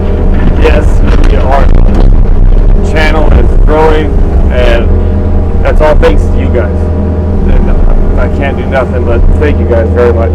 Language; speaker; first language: English; native; English